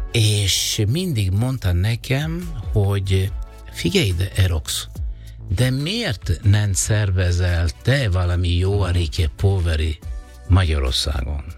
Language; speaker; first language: Hungarian; non-native, learner; Italian